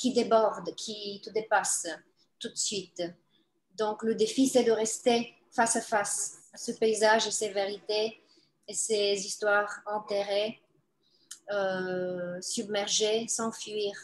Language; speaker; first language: French; non-native, fluent; Bulgarian